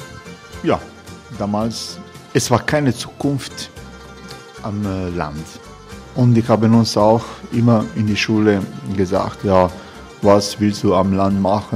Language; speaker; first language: German; non-native, learner; Croatian